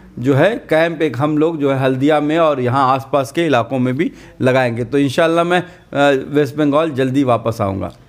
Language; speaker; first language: Hindi; native; Hindi